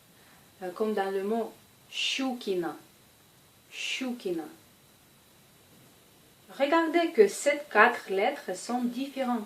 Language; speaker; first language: French; non-native, fluent; Russian